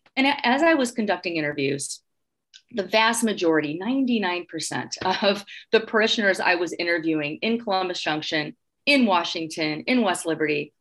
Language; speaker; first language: English; native; English